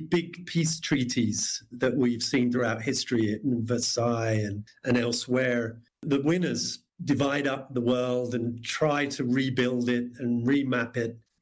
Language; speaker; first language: English; native; English